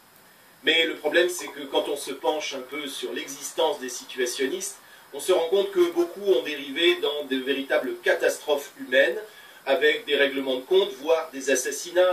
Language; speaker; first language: French; native; French